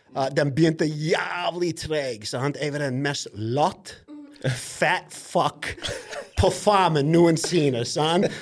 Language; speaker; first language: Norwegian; non-native, fluent; English